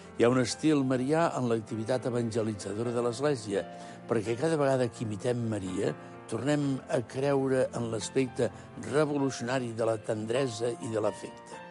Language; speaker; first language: Catalan; native; Catalan